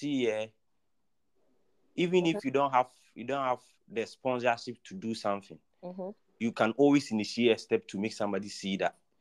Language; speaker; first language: English; non-native, local second language; Akan